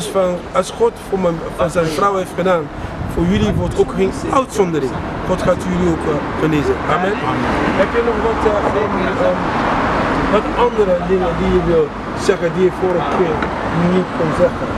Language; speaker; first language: Dutch; non-native, fluent; French